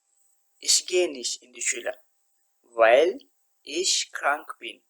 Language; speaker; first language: German; non-native, fluent; Tigrinya